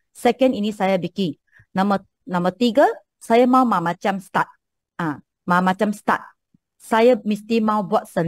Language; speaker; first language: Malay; non-native, local second language; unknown